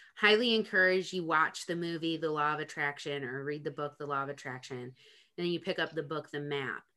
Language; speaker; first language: English; native; English